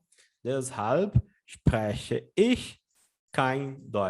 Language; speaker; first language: German; non-native, fluent; Portuguese